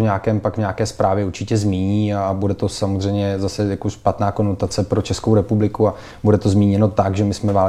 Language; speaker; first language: Czech; native; Czech